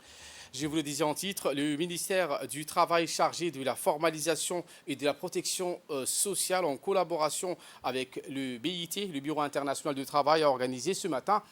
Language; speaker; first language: French; native; French